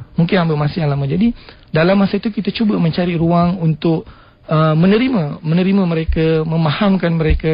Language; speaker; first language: Malay; non-native, local second language; Tamil